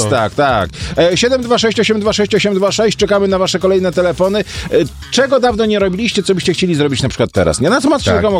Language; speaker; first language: Polish; native; Polish